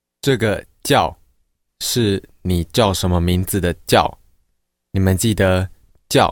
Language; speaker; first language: Chinese; non-native, fluent; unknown